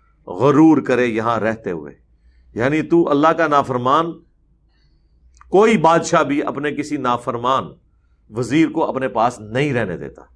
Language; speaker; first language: Urdu; native; Urdu